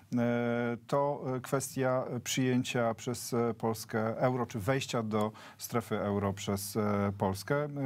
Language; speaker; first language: Polish; native; Polish